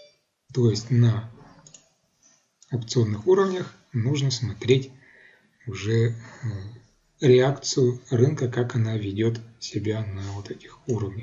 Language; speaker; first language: Russian; native; Russian